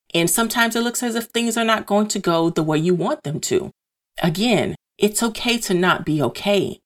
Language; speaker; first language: English; native; English